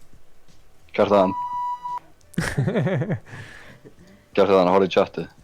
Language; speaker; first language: Icelandic; native; Icelandic